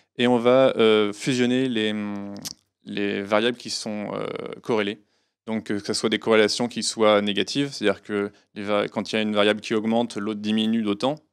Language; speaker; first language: French; native; French